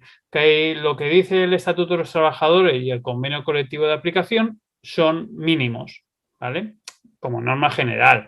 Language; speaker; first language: Spanish; native; Spanish